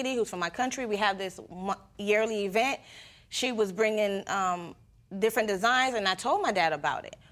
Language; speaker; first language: English; non-native, fluent; Spanish